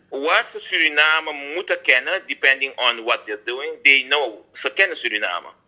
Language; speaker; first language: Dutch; native; Dutch